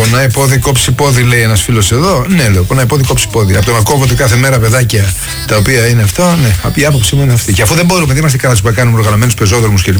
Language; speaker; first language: Greek; native; Greek